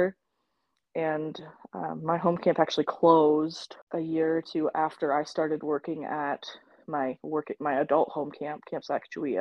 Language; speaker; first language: English; native; English